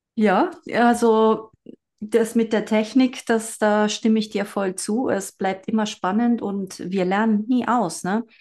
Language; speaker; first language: German; non-native, fluent; Spanish